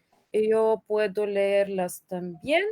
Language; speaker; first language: Spanish; non-native, fluent; Lithuanian